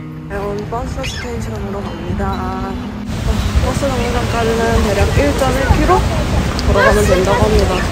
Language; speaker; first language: Korean; native; Korean